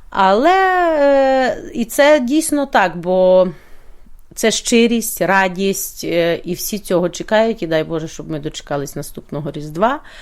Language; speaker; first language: Ukrainian; native; Ukrainian